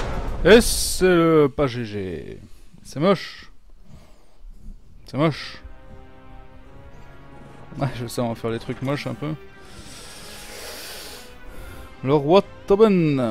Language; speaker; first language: French; native; French